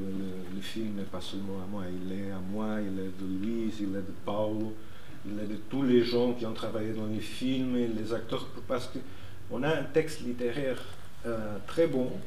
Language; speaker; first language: French; non-native, fluent; Portuguese